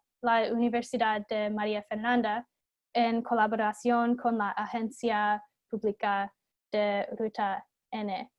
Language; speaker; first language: Spanish; non-native, fluent; English